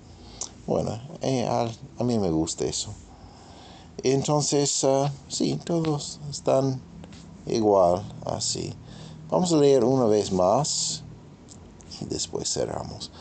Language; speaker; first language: Spanish; non-native, fluent; English